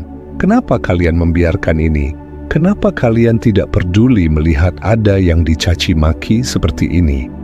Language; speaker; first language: Indonesian; native; Indonesian